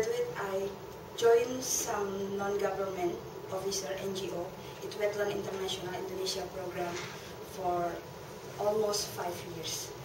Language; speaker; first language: English; non-native, learner; Indonesian